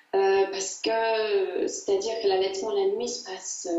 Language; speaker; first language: French; non-native, fluent; English